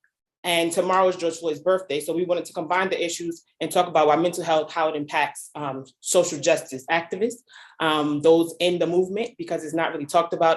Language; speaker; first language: English; native; English